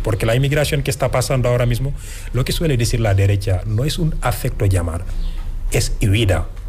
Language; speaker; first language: Spanish; non-native, fluent; Wolof